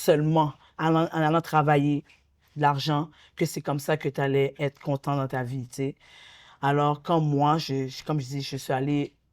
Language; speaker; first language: French; native; French